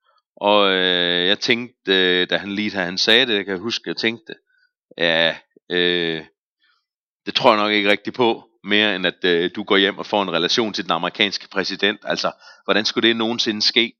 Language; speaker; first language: Danish; native; Danish